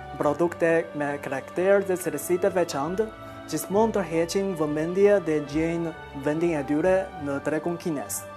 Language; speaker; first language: Albanian; non-native, fluent; Chinese